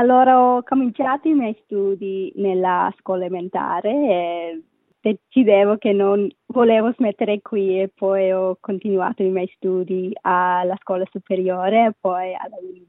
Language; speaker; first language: Italian; non-native, fluent; Sinhala